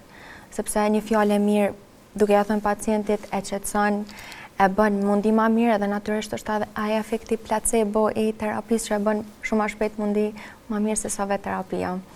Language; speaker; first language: Albanian; native; Albanian